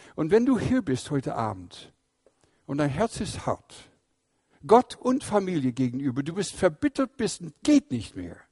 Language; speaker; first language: German; non-native, fluent; English